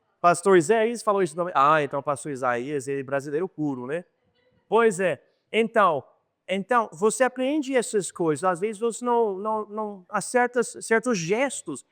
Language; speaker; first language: Portuguese; non-native, fluent; English